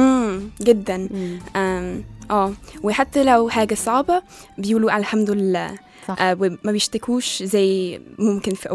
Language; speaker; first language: Arabic; non-native, learner; English